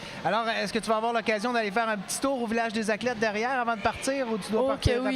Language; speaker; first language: French; native; French